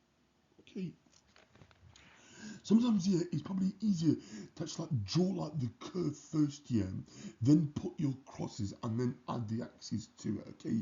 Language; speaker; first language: English; native; English